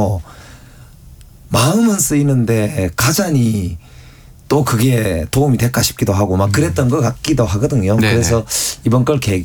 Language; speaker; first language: Korean; native; Korean